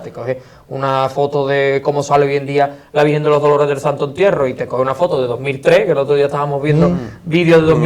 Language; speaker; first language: Spanish; native; Spanish